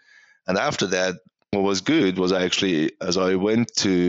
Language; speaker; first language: English; non-native, fluent; Persian